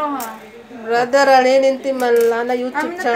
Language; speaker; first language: English; non-native, local second language; Filipino